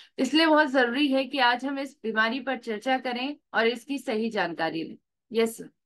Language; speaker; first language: Hindi; native; Hindi